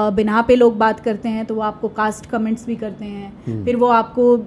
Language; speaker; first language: Hindi; native; Hindi